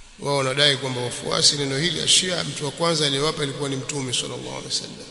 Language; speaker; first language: Swahili; native; Swahili